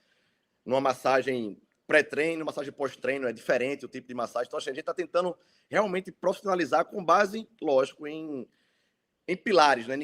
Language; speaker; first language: Portuguese; native; Portuguese